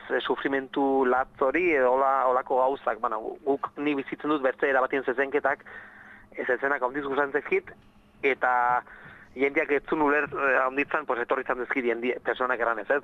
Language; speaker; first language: Basque; native; Basque